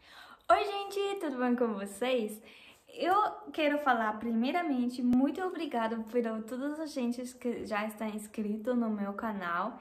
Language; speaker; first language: Portuguese; non-native, learner; German